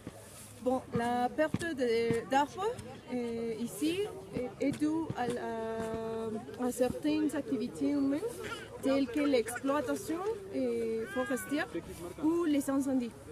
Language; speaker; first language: French; non-native, learner; Spanish